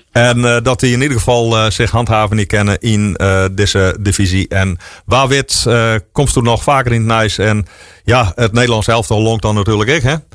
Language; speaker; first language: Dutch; non-native, local second language; Western Frisian